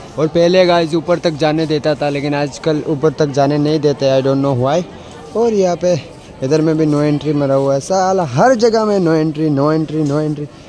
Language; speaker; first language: Hindi; non-native, local second language; Assamese